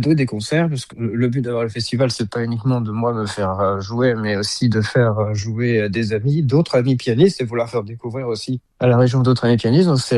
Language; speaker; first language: French; native; French